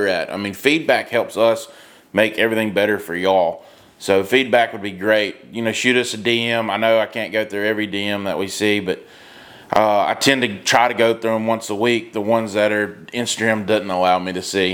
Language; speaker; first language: English; native; English